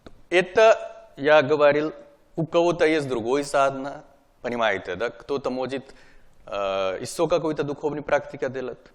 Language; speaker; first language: Russian; non-native, learner; Hindi